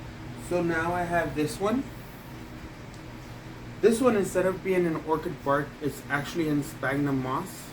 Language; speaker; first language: English; native; English